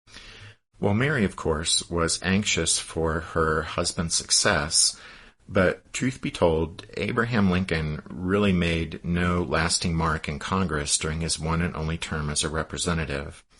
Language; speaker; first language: English; native; English